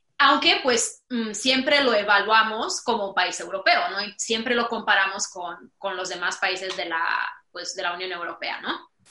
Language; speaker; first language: Spanish; non-native, fluent; Romanian